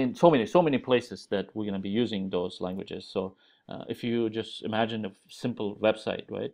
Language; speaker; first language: English; non-native, fluent; Uzbek